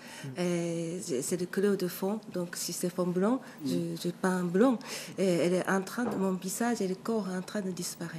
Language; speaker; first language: French; non-native, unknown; Japanese